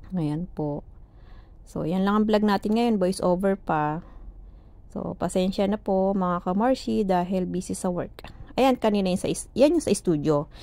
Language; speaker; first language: Filipino; native; Filipino